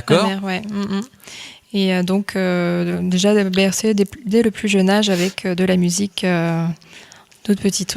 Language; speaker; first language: French; native; French